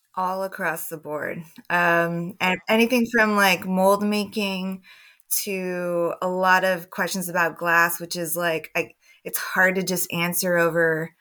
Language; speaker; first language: English; native; English